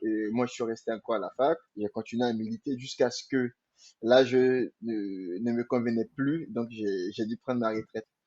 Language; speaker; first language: French; non-native, local second language; Mandingo